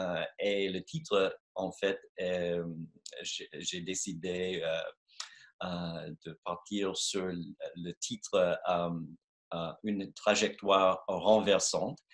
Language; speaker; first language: French; non-native, fluent; English